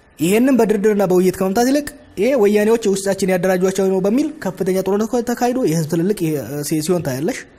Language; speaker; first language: Amharic; non-native, local second language; Oromo